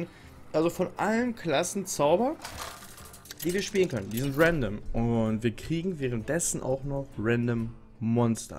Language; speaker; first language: German; native; German